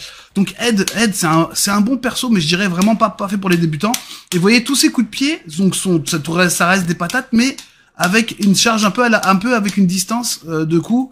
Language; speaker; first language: French; native; French